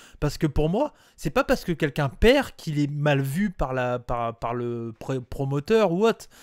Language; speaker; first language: French; native; French